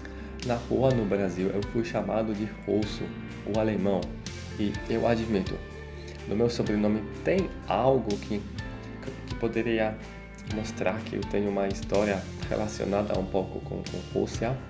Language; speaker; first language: Portuguese; non-native, fluent; Polish